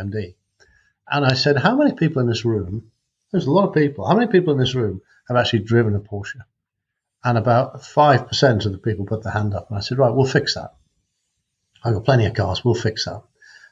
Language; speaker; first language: English; native; English